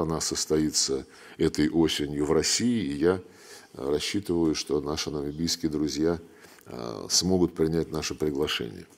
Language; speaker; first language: Russian; native; Russian